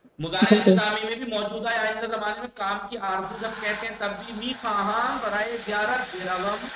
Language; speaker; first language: Urdu; native; Urdu